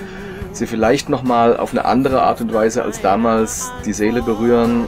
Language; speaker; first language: German; native; German